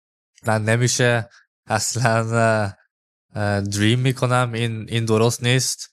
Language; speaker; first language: Persian; early bilingual, heritage; English